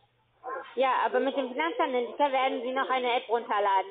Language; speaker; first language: German; non-native, fluent; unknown